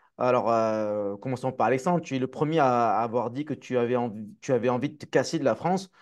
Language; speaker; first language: French; native; French